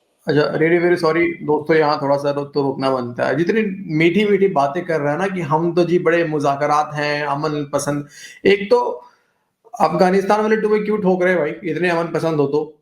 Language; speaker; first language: Hindi; native; Hindi